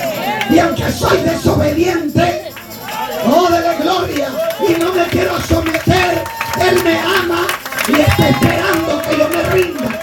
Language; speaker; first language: Spanish; native; Spanish